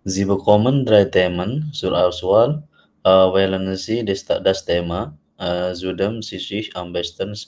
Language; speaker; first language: German; non-native, learner; Indonesian